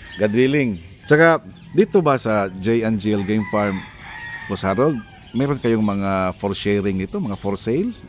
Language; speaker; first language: Filipino; non-native, local second language; Cebuano